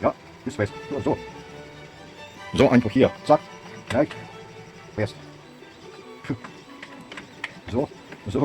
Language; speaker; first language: German; non-native, learner; Russian